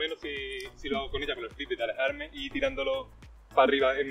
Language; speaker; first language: Spanish; native; Spanish